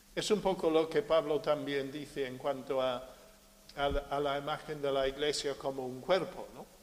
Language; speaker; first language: Spanish; non-native, fluent; English